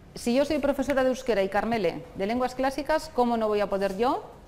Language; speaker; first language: Spanish; non-native, local second language; Basque